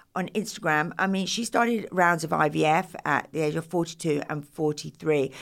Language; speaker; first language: English; native; English